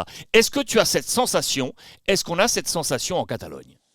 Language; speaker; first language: French; native; French